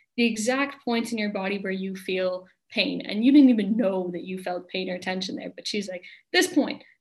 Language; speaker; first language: English; native; English